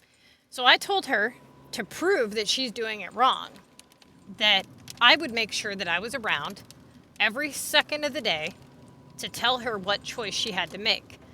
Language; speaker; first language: English; native; English